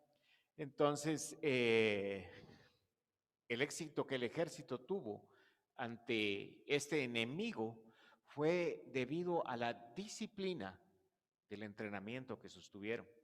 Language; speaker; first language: Spanish; native; Spanish